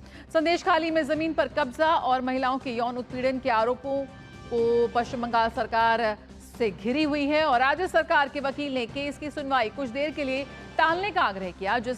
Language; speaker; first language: Hindi; native; Hindi